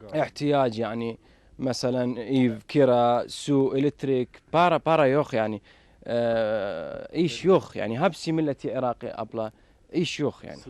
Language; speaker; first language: Turkish; non-native, learner; Arabic